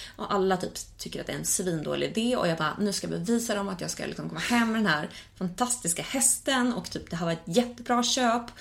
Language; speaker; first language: Swedish; native; Swedish